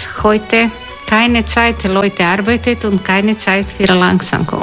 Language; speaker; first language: German; non-native, learner; Croatian